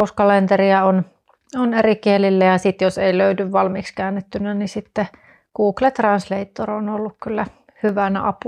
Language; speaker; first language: Finnish; native; Finnish